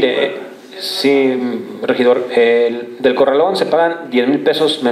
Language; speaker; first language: Spanish; native; Spanish